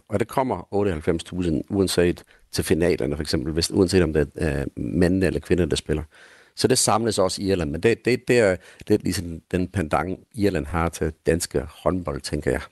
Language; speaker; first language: Danish; non-native, fluent; English